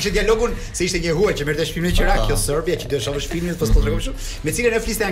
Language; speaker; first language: Albanian; native; Albanian